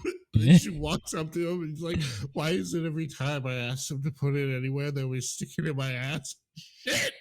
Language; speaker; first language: English; native; English